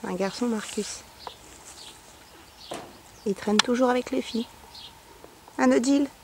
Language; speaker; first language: French; native; French